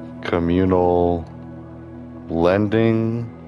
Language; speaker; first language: English; native; English